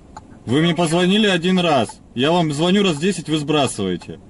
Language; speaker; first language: Russian; native; Russian